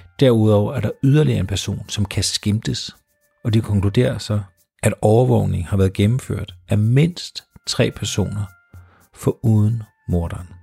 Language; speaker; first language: Danish; native; Danish